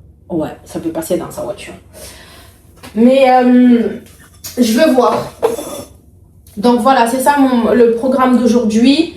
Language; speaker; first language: French; native; French